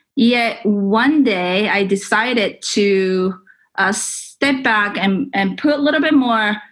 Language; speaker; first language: English; non-native, fluent; Japanese